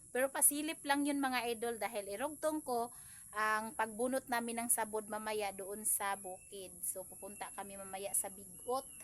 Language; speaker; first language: Filipino; non-native, local second language; Cebuano